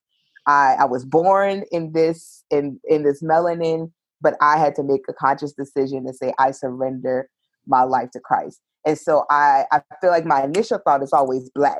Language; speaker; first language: English; native; English